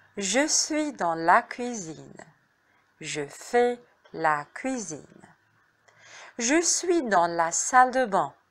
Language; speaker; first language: French; non-native, fluent; Arabic